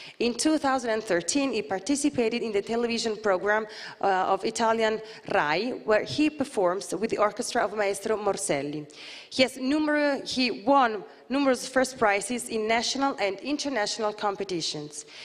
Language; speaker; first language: English; non-native, fluent; Italian